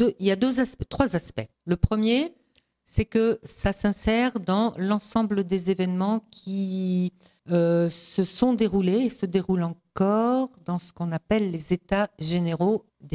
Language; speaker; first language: French; native; French